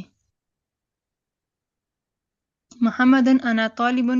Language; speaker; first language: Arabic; non-native, learner; Urdu